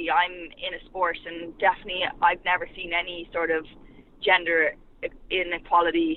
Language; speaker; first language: English; native; English